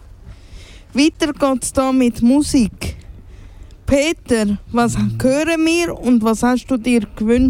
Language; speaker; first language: German; native; German